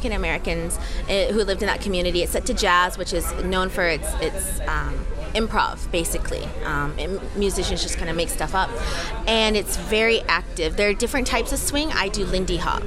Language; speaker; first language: English; native; English